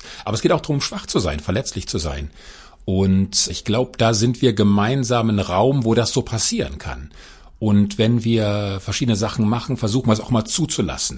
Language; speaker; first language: German; native; German